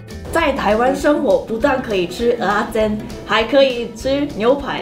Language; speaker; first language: Chinese; non-native, fluent; Korean